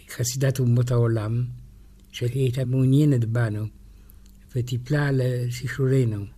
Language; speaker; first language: Hebrew; non-native, fluent; French